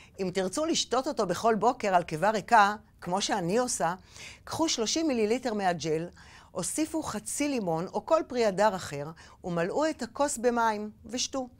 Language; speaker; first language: Hebrew; native; Hebrew